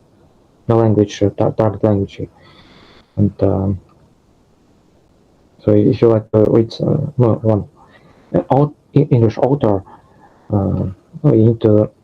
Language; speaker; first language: English; non-native, fluent; Russian